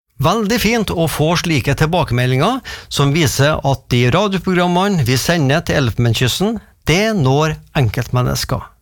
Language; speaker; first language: Norwegian; native; Norwegian